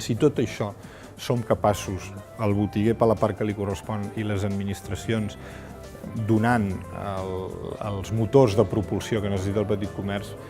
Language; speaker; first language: Catalan; native; Catalan